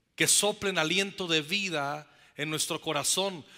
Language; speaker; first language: Spanish; native; Spanish